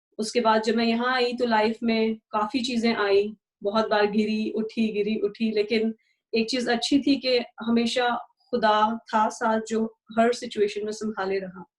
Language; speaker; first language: Urdu; native; Urdu